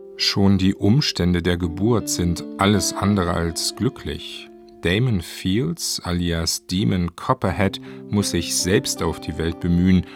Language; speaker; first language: German; native; German